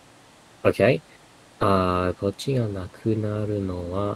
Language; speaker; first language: Japanese; non-native, learner; English